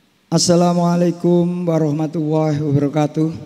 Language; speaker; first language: Indonesian; native; Indonesian